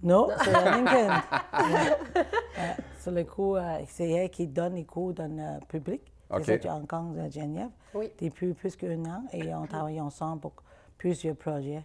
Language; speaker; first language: French; non-native, learner; Chinese